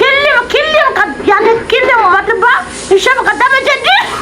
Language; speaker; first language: Arabic; non-native, learner; Oromo